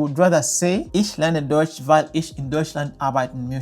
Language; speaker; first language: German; non-native, fluent; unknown